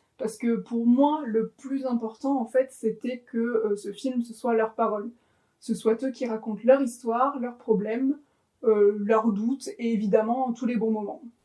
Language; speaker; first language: French; native; French